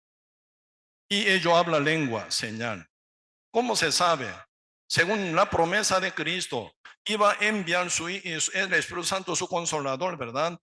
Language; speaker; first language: Spanish; non-native, learner; Korean